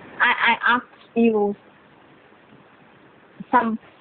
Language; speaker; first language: English; non-native, learner; Vietnamese